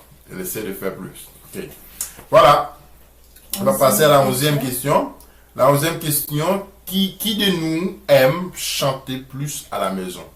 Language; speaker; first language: French; non-native, local second language; Haitian Creole